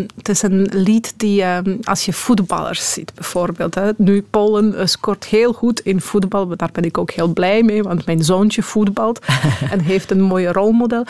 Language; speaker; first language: Dutch; non-native, fluent; Polish